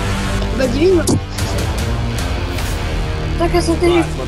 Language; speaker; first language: French; native; French